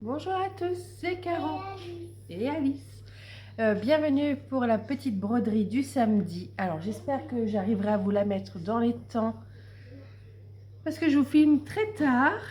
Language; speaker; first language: French; native; French